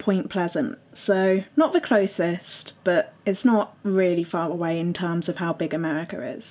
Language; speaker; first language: English; native; English